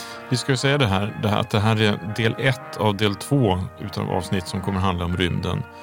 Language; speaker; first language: Swedish; native; Swedish